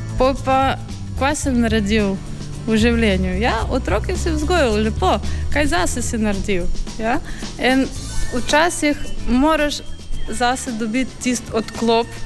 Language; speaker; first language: Slovenian; non-native, fluent; Ukrainian